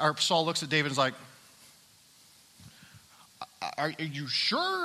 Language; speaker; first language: English; native; English